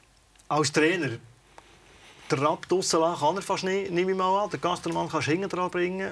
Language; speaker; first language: German; native; German